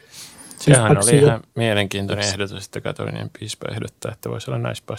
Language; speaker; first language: Finnish; native; Finnish